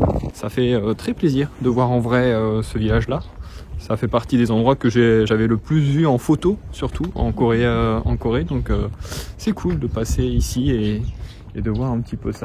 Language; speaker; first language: French; native; French